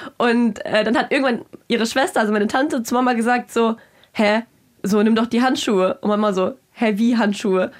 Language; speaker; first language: German; early bilingual, other home language; Russian